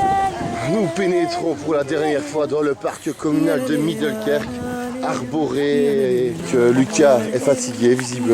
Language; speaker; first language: French; native; French